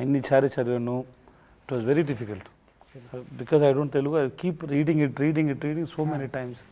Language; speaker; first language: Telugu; non-native, learner; Tamil